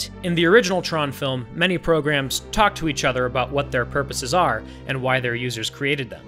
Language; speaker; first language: English; native; English